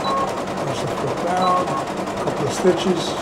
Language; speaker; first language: English; native; English